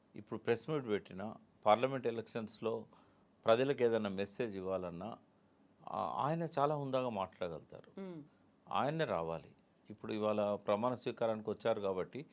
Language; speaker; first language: Telugu; native; Telugu